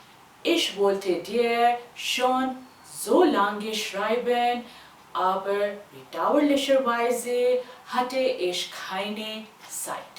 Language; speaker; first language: German; non-native, fluent; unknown